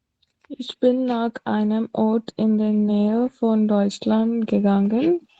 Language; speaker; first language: German; non-native, learner; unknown